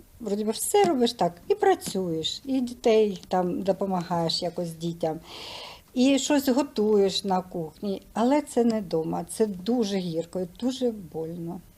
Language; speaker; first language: Ukrainian; non-native, local second language; Russian